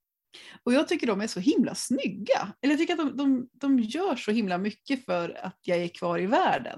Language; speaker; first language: Swedish; native; Swedish